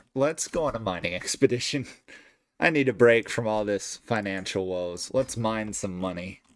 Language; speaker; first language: English; native; English